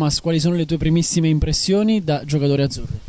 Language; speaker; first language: Italian; native; Italian